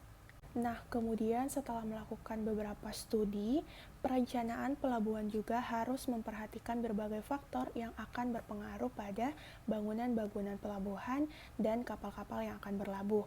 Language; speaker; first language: Indonesian; native; Indonesian